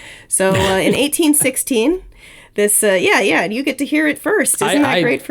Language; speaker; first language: English; native; English